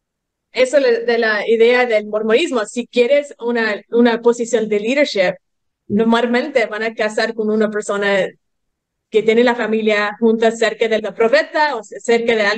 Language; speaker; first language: Spanish; early bilingual, heritage; English